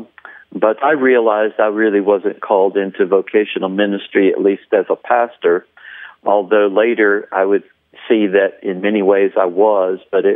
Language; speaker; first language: English; native; English